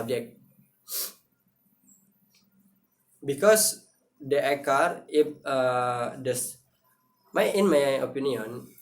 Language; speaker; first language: English; non-native, learner; Indonesian